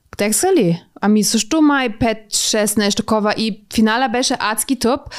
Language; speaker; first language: Bulgarian; native; Bulgarian